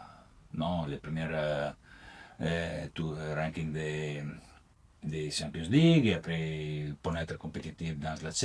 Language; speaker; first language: French; non-native, learner; Italian